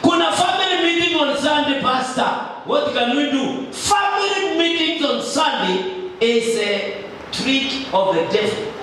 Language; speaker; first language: English; non-native, local second language; Swahili